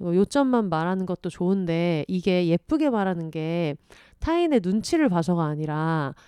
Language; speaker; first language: Korean; native; Korean